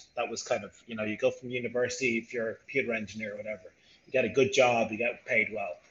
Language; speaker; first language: English; native; English